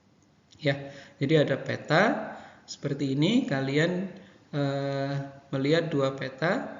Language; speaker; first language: Indonesian; native; Indonesian